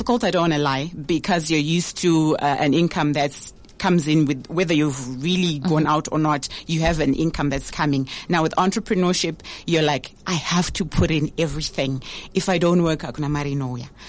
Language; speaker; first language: English; non-native, local second language; Shona